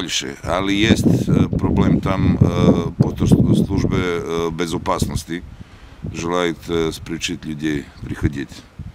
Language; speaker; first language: Russian; non-native, learner; Serbian